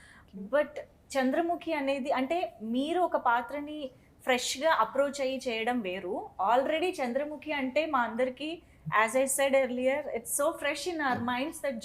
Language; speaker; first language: Telugu; native; Telugu